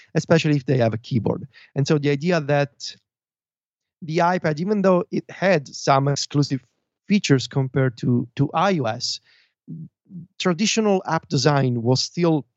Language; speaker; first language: English; non-native, fluent; Italian